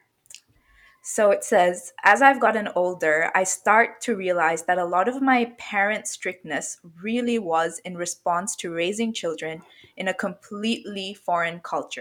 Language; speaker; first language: English; non-native, local second language; Bangla